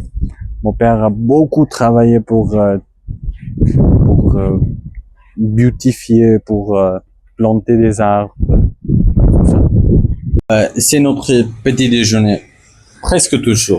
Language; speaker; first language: French; non-native, learner; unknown